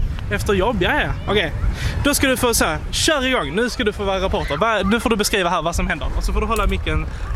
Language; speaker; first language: Swedish; native; Swedish